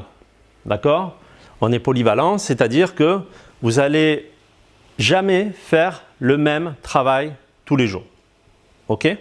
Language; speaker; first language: French; native; French